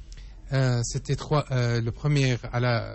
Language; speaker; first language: French; non-native, learner; Arabic